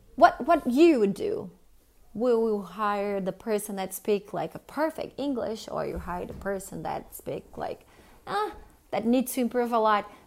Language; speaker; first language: English; non-native, fluent; Portuguese